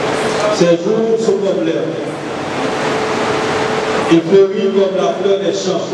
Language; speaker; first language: French; non-native, local second language; Haitian Creole